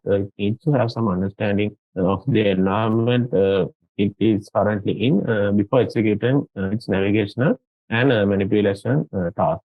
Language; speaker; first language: English; non-native, local second language; Sinhala